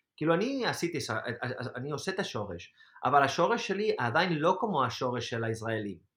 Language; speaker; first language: Hebrew; non-native, fluent; Spanish